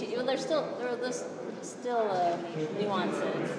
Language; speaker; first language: English; native; English